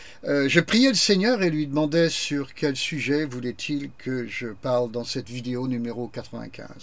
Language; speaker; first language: French; native; French